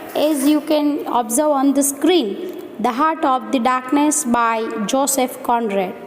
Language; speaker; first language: English; non-native, local second language; Gujarati